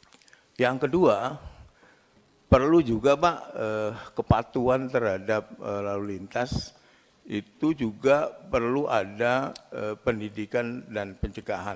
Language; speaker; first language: Indonesian; native; Indonesian